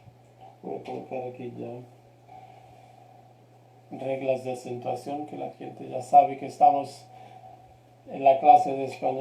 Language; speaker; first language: Spanish; non-native, fluent; Portuguese